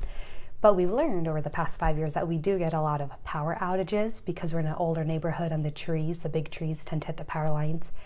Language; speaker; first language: English; native; English